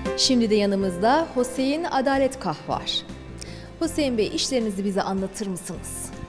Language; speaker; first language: Turkish; native; Turkish